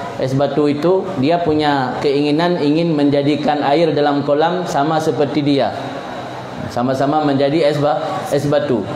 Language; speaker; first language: Malay; non-native, local second language; Achinese